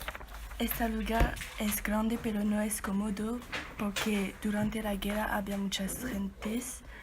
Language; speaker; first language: Spanish; non-native, learner; French